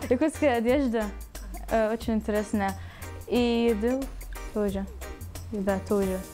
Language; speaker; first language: Russian; non-native, learner; Arabic